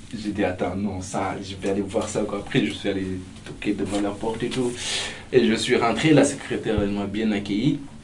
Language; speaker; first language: French; non-native, local second language; Fula